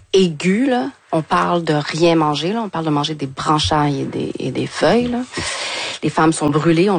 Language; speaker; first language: French; native; French